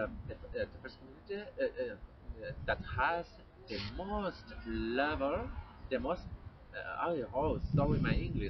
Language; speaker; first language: English; non-native, learner; Spanish